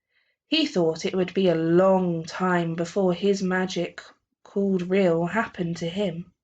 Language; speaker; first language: English; native; English